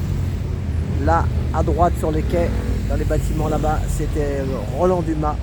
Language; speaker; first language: French; native; French